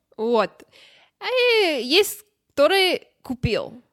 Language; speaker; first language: Russian; non-native, learner; English